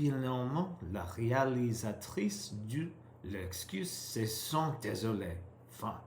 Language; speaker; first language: French; non-native, learner; English